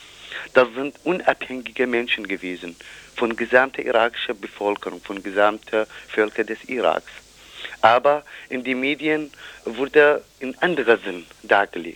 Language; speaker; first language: German; non-native, fluent; Kurdish